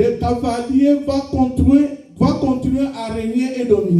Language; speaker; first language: French; non-native, local second language; Lingala